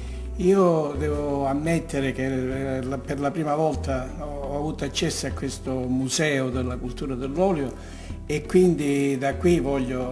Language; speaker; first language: Italian; native; Italian